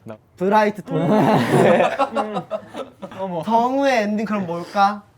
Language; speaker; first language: Korean; native; Korean